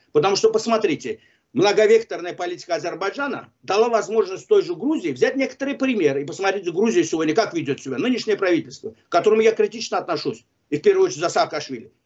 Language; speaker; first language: Russian; non-native, local second language; Azerbaijani